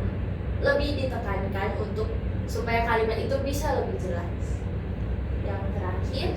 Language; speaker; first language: Indonesian; native; Indonesian